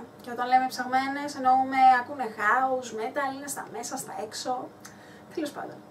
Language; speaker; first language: Greek; native; Greek